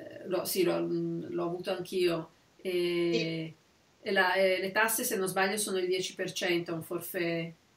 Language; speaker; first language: Italian; native; Italian